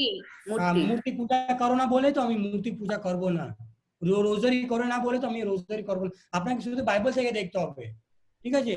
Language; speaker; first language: Bangla; non-native, local second language; Hindi